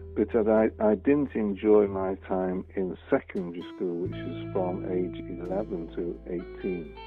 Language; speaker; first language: English; native; English